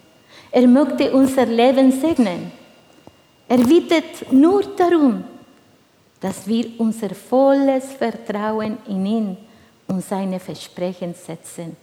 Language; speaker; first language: German; non-native, fluent; Spanish